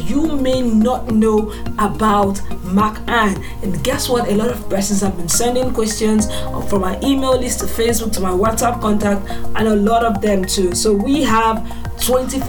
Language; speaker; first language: English; non-native, local second language; Igbo